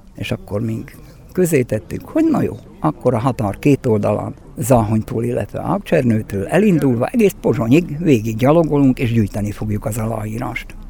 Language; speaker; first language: Hungarian; native; Hungarian